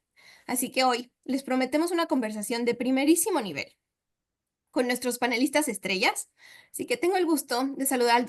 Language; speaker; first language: Spanish; native; Spanish